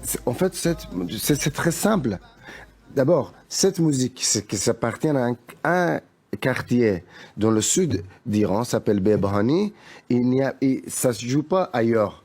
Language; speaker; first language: French; non-native, fluent; Persian